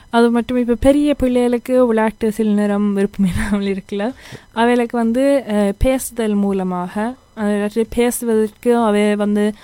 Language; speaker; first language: Tamil; early bilingual, heritage; Tamil